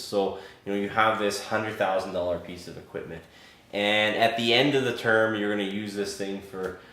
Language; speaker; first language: English; native; English